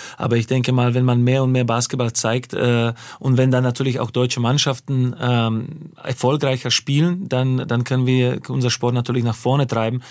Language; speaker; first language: German; non-native, fluent; Slovak